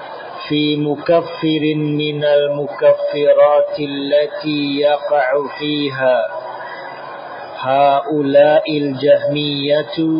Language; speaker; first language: Arabic; non-native, fluent; Indonesian